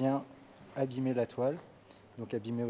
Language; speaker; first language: French; native; French